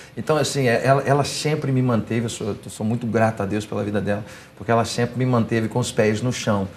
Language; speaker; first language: Portuguese; non-native, fluent; English